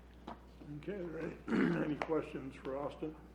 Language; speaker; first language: English; native; English